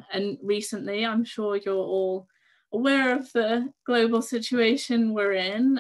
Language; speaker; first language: English; native; English